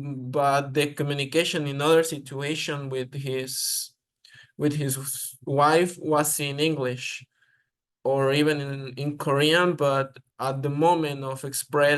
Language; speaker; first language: English; non-native, learner; Spanish